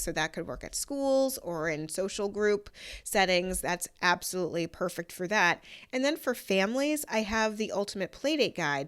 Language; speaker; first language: English; native; English